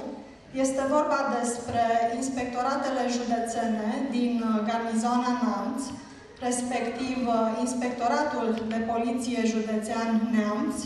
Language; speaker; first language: Romanian; native; Romanian